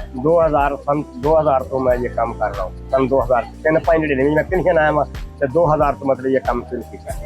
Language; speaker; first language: Urdu; non-native, local second language; Punjabi